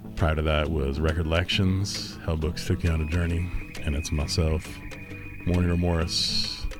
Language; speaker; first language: English; native; English